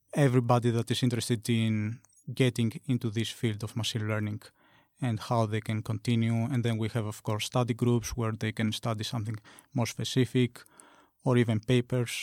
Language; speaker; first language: English; non-native, fluent; Greek